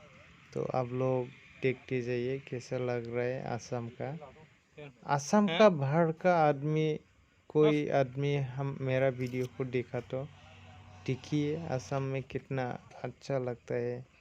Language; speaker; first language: Hindi; non-native, local second language; Bodo